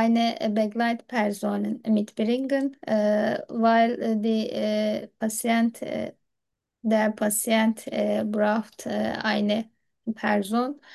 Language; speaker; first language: German; non-native, learner; Turkish